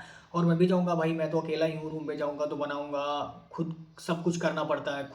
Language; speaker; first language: Hindi; native; Hindi